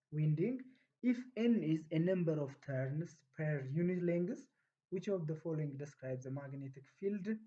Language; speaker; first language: English; non-native, local second language; Amharic